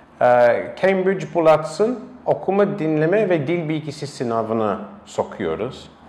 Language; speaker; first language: Turkish; non-native, fluent; English